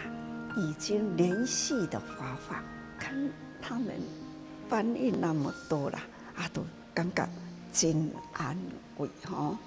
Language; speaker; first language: Chinese; non-native, local second language; Min Nan Chinese